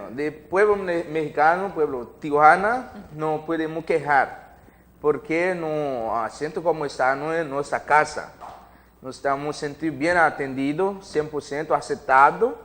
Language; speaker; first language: Spanish; non-native, learner; Haitian Creole